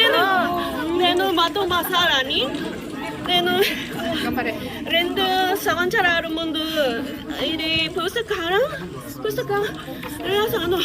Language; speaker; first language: Telugu; non-native, learner; Japanese